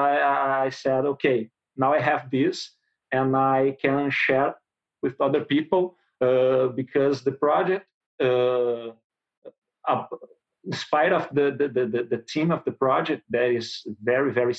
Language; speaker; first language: English; non-native, learner; Portuguese